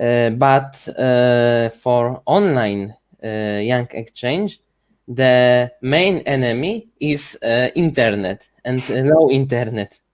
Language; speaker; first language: English; non-native, learner; Ukrainian